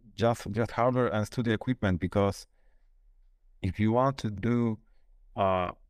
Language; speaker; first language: English; non-native, fluent; Polish